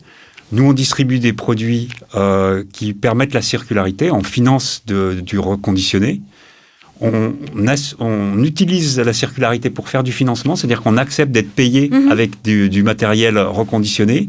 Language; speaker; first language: French; native; French